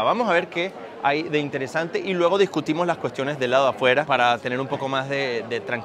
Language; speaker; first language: Spanish; native; Spanish